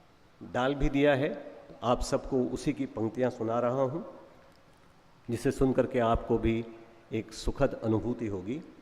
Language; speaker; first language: Hindi; native; Hindi